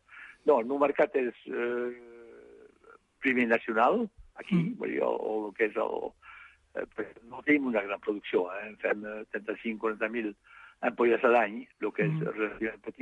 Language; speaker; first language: Catalan; non-native, fluent; French